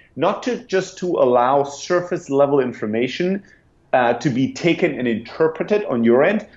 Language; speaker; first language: English; non-native, fluent; German